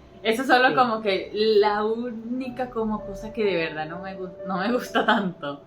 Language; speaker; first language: Spanish; native; Spanish